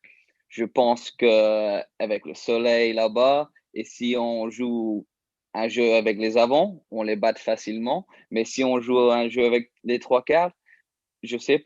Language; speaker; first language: French; early bilingual, heritage; English